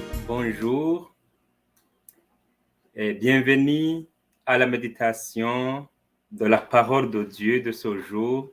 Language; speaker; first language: French; non-native, fluent; Spanish